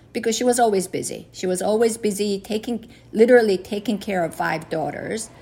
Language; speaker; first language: English; early bilingual, other home language; Korean